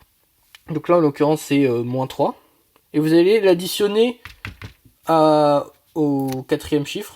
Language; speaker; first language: French; native; French